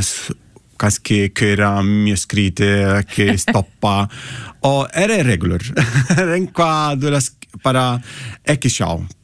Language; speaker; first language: Icelandic; non-native, learner; Italian